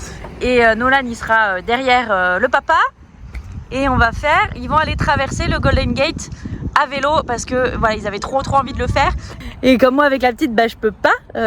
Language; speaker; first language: French; native; French